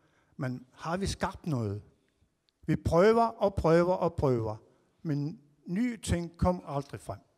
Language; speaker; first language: Danish; non-native, local second language; Kalaallisut